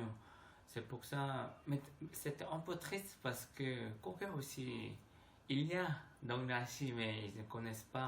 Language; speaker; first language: French; non-native, learner; Korean